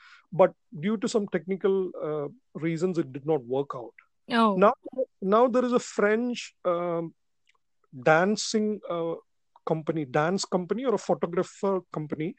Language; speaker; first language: English; non-native, local second language; Malayalam